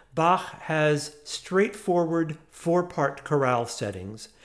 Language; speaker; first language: English; native; English